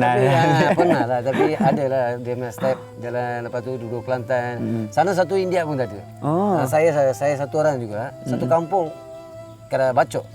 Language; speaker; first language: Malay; non-native, local second language; Tamil